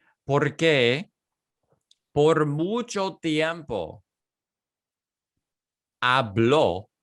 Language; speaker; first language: Spanish; non-native, fluent; English